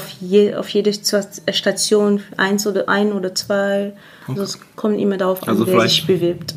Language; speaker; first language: German; non-native, fluent; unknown